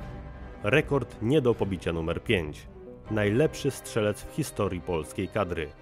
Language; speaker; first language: Polish; native; Polish